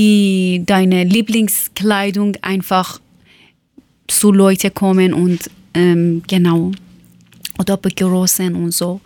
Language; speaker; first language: German; non-native, learner; Persian